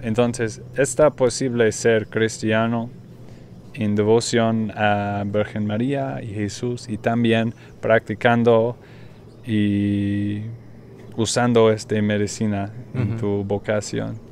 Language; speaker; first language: Spanish; non-native, learner; English